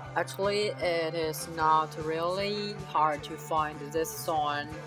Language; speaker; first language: English; non-native, fluent; Chinese